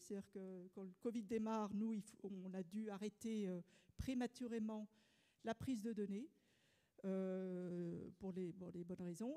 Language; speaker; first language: French; native; French